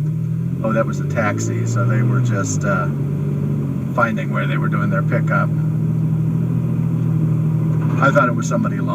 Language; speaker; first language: English; native; English